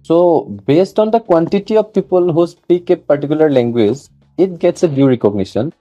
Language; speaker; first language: English; non-native, local second language; Assamese